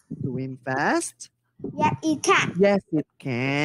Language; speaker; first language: English; non-native, learner; Vietnamese